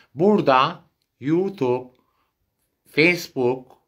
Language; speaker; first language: Turkish; native; Turkish